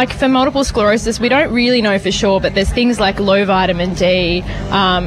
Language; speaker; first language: English; native; English